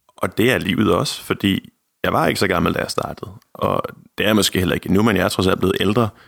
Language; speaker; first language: Danish; native; Danish